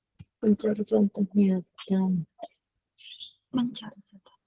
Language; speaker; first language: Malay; non-native, local second language; Javanese